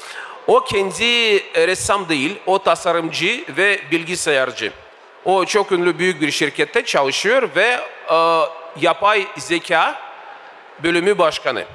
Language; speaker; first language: Turkish; non-native, fluent; Russian